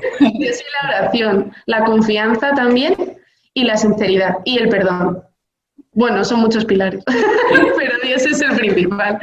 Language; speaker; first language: Spanish; native; Spanish